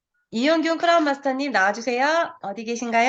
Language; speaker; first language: Korean; native; Korean